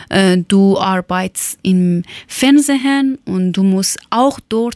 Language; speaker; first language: German; non-native, learner; Persian